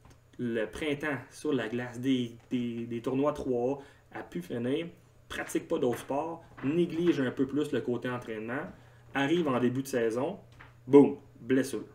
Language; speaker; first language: French; native; French